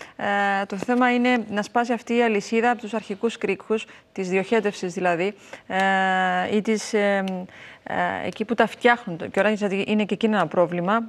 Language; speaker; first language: Greek; native; Greek